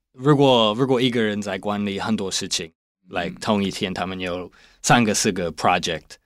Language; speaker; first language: Chinese; non-native, learner; English